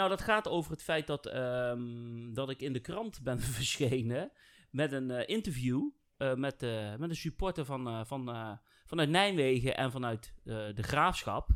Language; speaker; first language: Dutch; native; Dutch